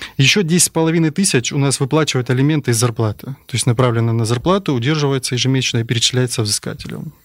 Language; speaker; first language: Russian; native; Russian